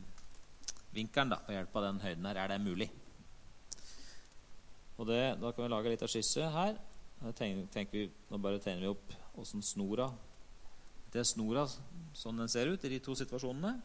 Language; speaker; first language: Norwegian; native; Norwegian